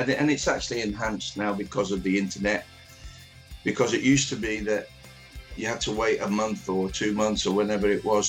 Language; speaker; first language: English; native; English